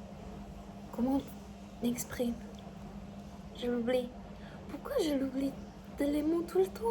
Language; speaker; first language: French; non-native, learner; Chinese